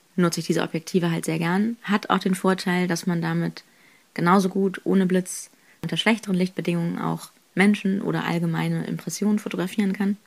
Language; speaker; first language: German; native; German